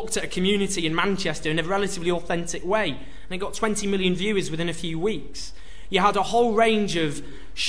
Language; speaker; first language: English; native; English